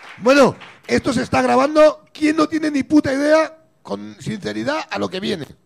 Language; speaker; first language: Spanish; native; Spanish